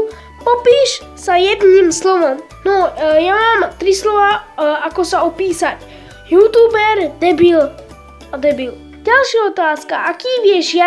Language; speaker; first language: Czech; non-native, learner; Slovak